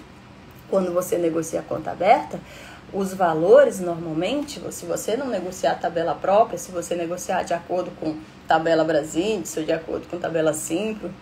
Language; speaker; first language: Portuguese; native; Portuguese